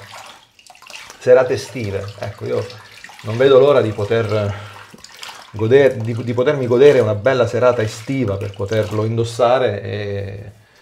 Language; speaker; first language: Italian; native; Italian